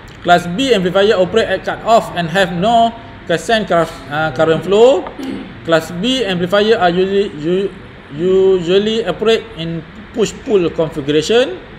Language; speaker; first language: English; non-native, local second language; Malay